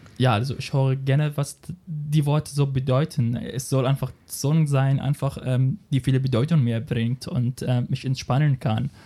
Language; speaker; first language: German; non-native, fluent; Arabic